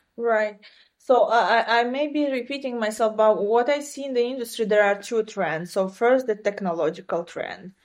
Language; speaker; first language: English; non-native, fluent; Romanian